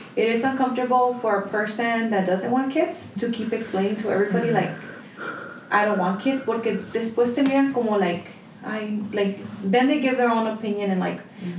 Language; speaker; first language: English; early bilingual, other home language; Spanish